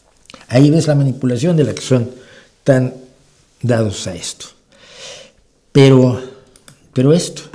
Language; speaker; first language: Spanish; native; Spanish